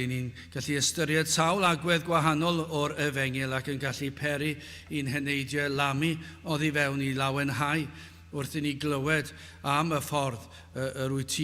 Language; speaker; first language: Welsh; native; Welsh